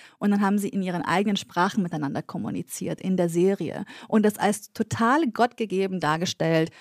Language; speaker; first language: German; early bilingual, other home language; Kurdish